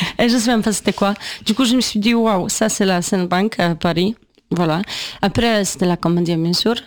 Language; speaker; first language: French; non-native, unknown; Polish